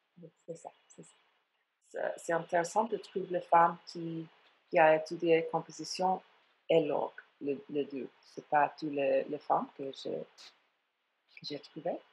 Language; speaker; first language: French; non-native, fluent; English